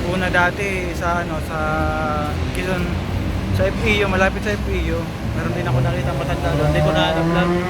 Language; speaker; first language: Filipino; native; Filipino